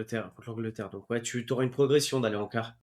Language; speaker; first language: French; native; French